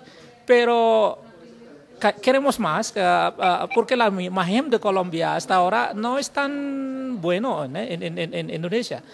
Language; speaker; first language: Spanish; non-native, learner; Indonesian